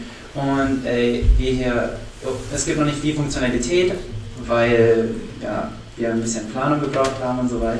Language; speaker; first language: German; native; German